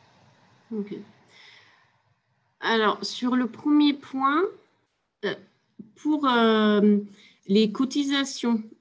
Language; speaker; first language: French; native; French